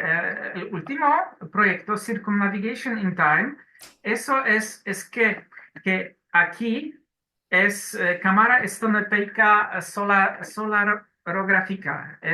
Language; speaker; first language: Spanish; non-native, learner; Polish